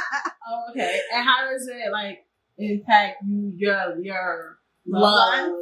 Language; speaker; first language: English; native; English